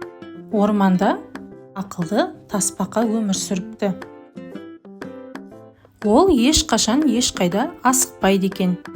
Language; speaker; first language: Kazakh; native; Kazakh